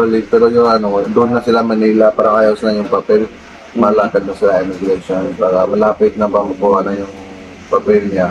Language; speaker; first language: Filipino; non-native, learner; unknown